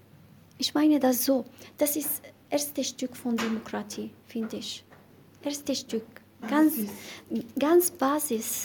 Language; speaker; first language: German; non-native, learner; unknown